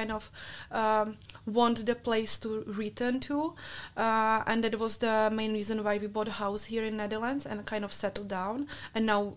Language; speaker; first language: English; non-native, fluent; Czech